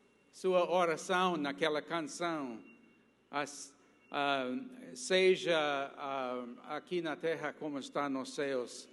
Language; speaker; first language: Portuguese; non-native, fluent; English